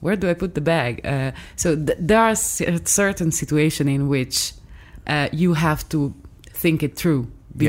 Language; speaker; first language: English; non-native, fluent; Italian